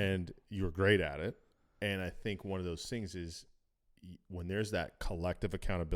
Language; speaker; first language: English; native; English